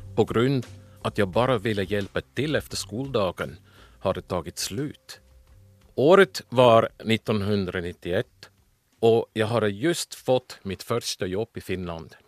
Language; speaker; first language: Swedish; non-native, fluent; German